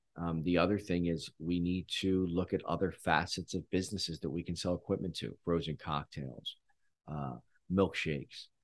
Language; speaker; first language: English; native; English